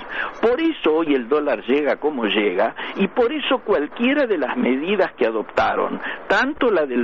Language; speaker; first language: Spanish; native; Spanish